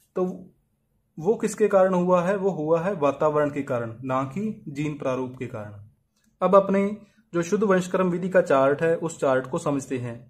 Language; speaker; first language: Hindi; native; Hindi